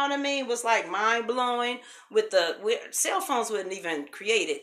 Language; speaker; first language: English; native; English